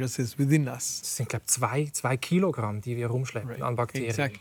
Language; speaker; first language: German; non-native, fluent; Hindi